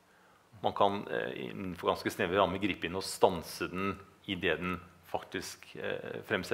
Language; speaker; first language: Norwegian; native; Norwegian